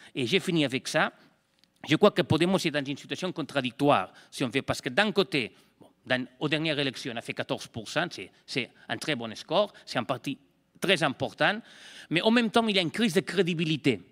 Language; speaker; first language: French; non-native, fluent; Spanish